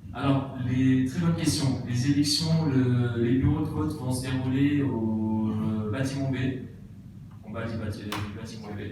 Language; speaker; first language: French; native; French